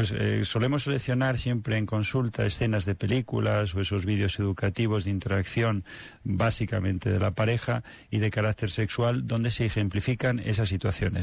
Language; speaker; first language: Spanish; native; Spanish